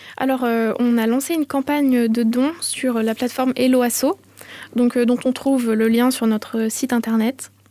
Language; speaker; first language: French; native; French